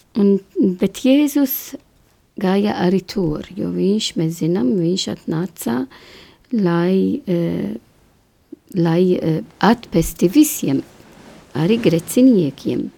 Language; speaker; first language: Latvian; non-native, learner; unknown